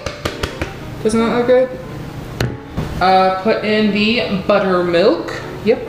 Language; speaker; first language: English; native; English